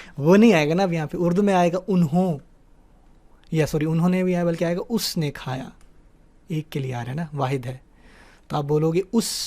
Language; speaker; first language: Urdu; native; Urdu